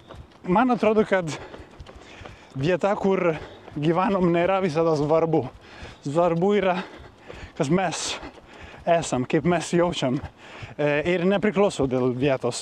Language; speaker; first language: Lithuanian; non-native, learner; Italian